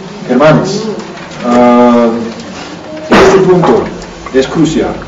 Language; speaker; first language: Spanish; non-native, learner; English